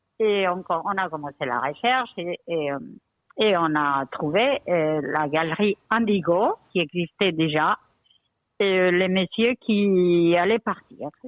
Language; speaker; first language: French; non-native, fluent; Spanish